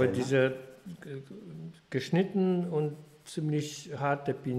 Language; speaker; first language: German; non-native, fluent; Polish